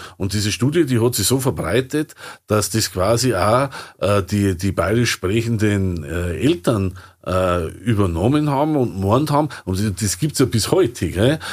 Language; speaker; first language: German; native; German